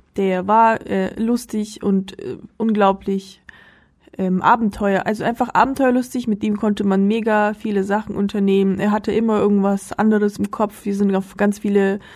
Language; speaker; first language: German; early bilingual, other home language; Russian